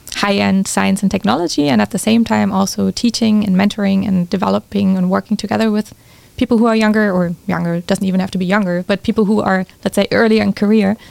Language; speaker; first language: English; non-native, fluent; German